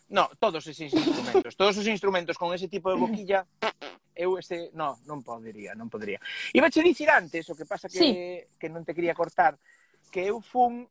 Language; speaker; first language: Galician; non-native, local second language; Spanish